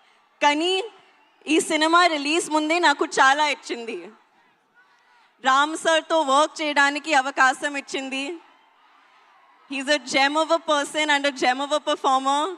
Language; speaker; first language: Telugu; non-native, learner; Hindi